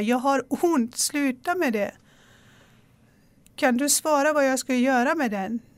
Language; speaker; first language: Swedish; non-native, fluent; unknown